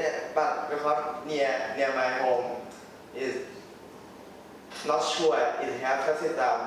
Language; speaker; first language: English; non-native, learner; Thai